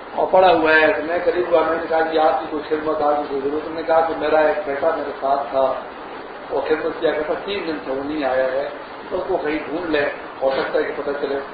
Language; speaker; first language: Urdu; non-native, local second language; Pashto